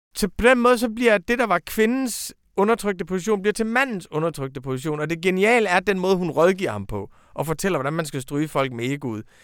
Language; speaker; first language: Danish; native; Danish